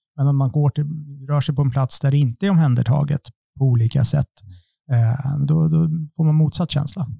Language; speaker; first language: Swedish; native; Swedish